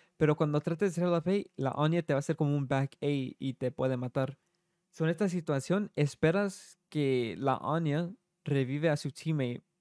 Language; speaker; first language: Spanish; early bilingual, heritage; Spanish